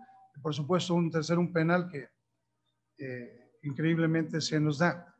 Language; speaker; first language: Spanish; native; Spanish